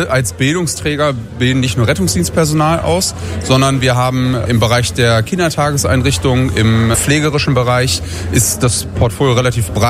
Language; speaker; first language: German; native; German